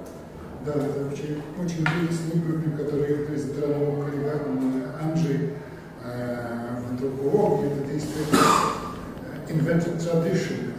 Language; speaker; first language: Russian; non-native, fluent; Polish